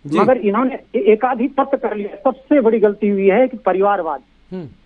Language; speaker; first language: Hindi; native; Hindi